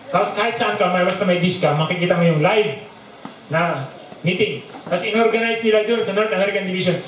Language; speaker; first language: Filipino; non-native, local second language; Bikol